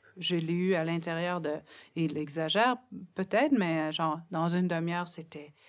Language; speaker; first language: French; non-native, local second language; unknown